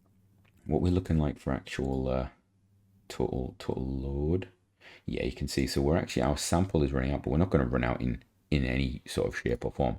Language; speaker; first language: English; native; English